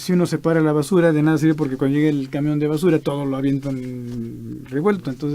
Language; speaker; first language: Spanish; native; Spanish